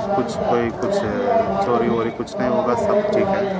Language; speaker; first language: Hindi; non-native, local second language; Tamil